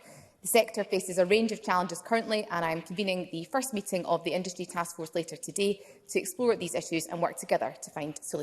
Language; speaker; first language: English; native; English